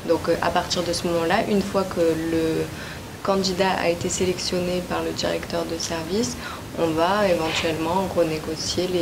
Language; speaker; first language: French; native; French